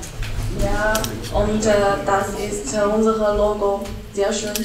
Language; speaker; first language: German; non-native, learner; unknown